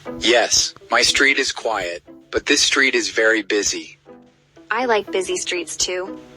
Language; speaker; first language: English; non-native, learner; Turkish